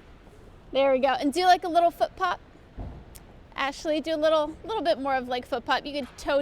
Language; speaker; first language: English; native; English